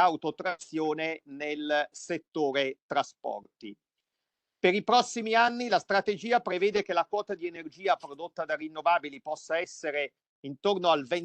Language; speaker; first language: Italian; native; Italian